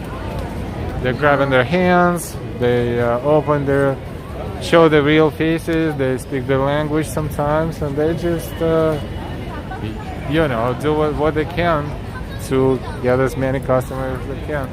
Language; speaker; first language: English; non-native, fluent; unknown